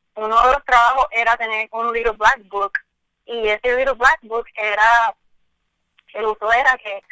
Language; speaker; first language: Spanish; native; Spanish